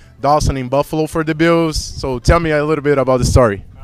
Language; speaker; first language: English; non-native, fluent; Portuguese